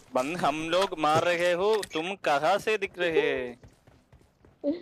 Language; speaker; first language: Hindi; non-native, local second language; Malayalam